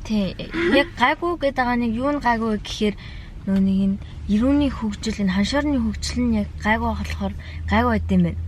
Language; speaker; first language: Mongolian; native; Mongolian